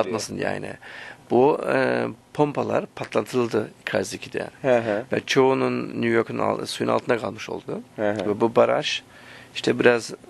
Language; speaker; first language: Turkish; early bilingual, heritage; Turkish